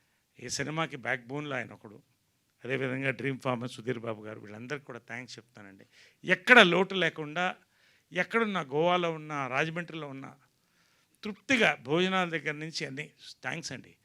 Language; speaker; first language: Telugu; native; Telugu